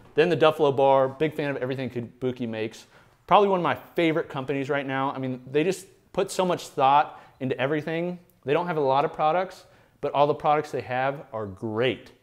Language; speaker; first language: English; native; English